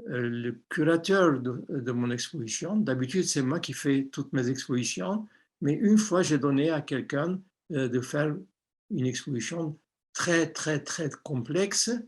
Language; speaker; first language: French; non-native, fluent; Armenian